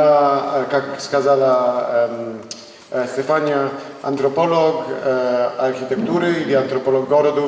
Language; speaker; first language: Russian; non-native, learner; Polish